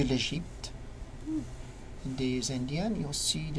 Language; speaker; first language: French; non-native, learner; English